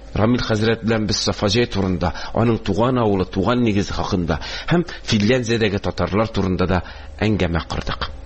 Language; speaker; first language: Tatar; native; Tatar